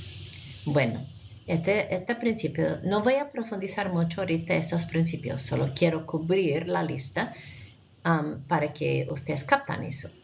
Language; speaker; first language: Spanish; non-native, fluent; English